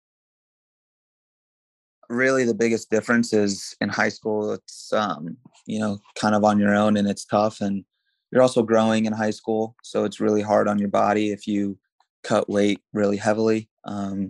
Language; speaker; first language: English; native; English